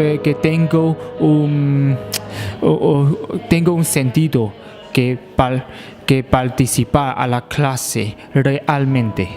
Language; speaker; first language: Spanish; non-native, learner; Chinese